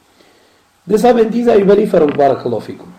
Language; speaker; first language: German; non-native, fluent; Arabic